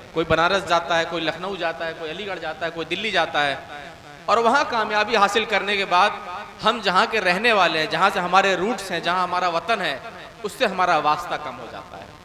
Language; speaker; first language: Hindi; native; Hindi